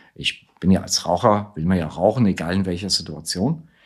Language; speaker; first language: German; native; German